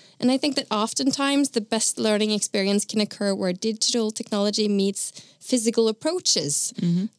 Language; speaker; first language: English; non-native, fluent; Norwegian